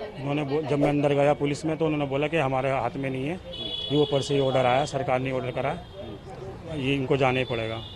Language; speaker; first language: Hindi; native; Hindi